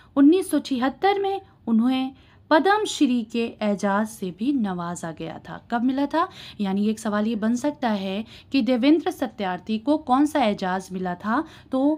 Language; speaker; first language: Urdu; native; Urdu